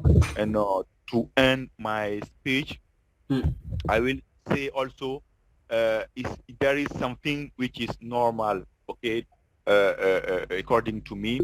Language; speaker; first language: English; non-native, learner; French